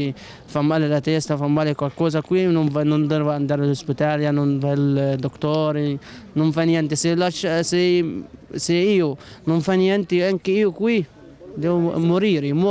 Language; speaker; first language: Italian; non-native, learner; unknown